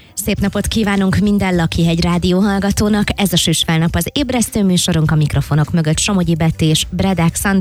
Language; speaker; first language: Hungarian; native; Hungarian